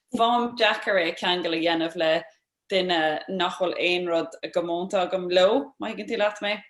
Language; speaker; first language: Irish; non-native, local second language; English